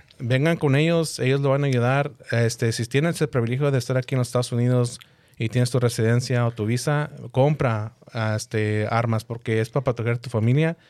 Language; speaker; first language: Spanish; early bilingual, heritage; Spanish